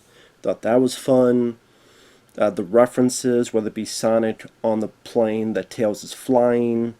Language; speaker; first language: English; native; English